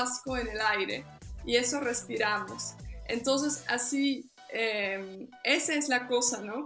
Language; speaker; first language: Spanish; non-native, fluent; Dutch